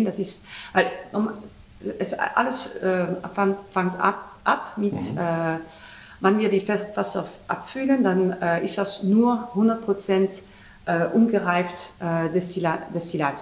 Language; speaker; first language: German; non-native, learner; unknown